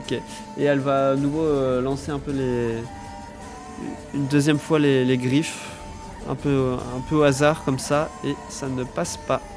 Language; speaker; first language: French; native; French